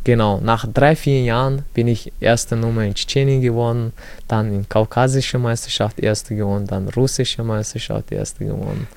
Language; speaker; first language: German; early bilingual, other home language; Chechen